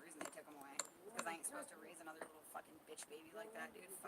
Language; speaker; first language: English; native; English